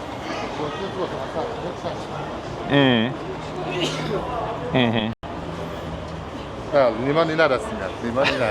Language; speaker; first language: Russian; non-native, local second language; Uzbek